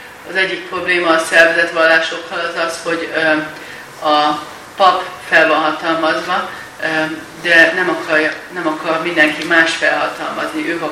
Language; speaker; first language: Hungarian; native; Hungarian